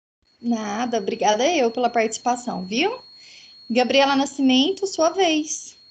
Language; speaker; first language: Portuguese; native; Portuguese